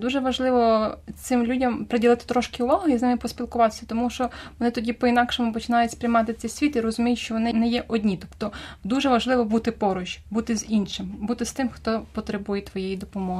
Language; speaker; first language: Ukrainian; native; Ukrainian